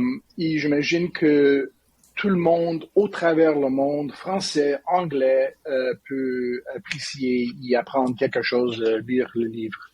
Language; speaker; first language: French; non-native, learner; English